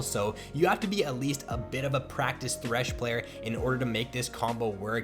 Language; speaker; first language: English; native; English